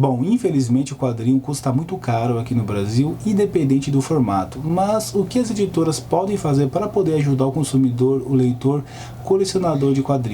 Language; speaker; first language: Portuguese; native; Portuguese